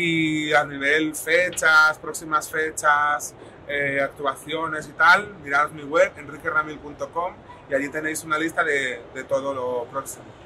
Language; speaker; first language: Spanish; native; Spanish